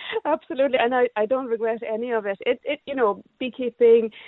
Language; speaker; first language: English; non-native, fluent; Swedish